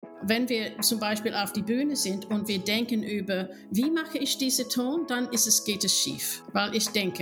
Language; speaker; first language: German; non-native, fluent; English